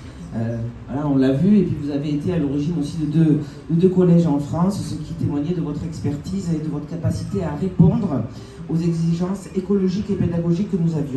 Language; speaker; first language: French; native; French